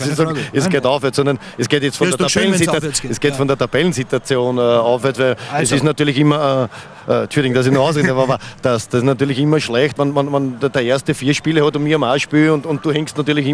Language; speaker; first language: German; native; German